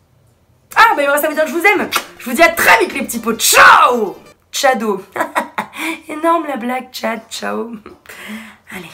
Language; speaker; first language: French; native; French